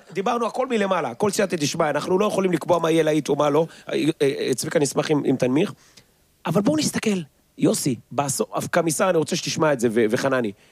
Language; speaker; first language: Hebrew; native; Hebrew